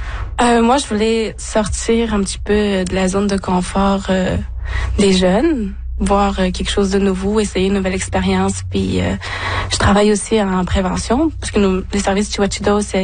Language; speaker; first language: French; non-native, local second language; Innu-aimun